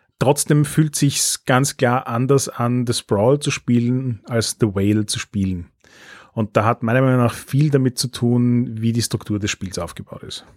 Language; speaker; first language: German; native; German